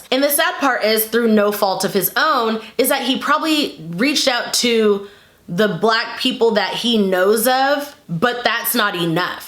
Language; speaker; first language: English; native; English